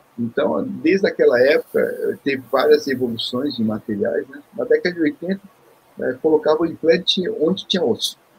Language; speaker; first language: Portuguese; early bilingual, other home language; Korean